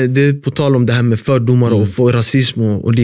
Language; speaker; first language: Swedish; early bilingual, other home language; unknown